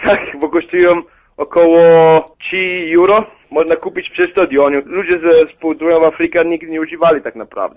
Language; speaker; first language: Polish; non-native, learner; Italian